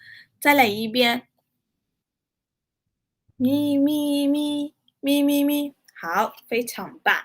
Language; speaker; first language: Chinese; non-native, fluent; Malay